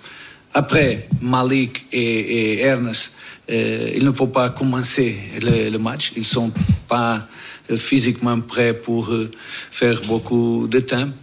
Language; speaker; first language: French; non-native, learner; Portuguese